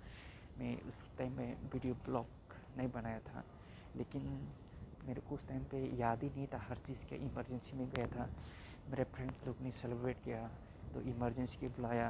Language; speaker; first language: Hindi; non-native, local second language; Kok Borok